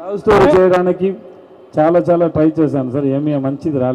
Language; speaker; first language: Telugu; non-native, learner; Tamil